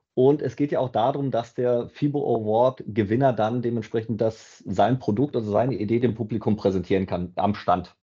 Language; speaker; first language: German; native; German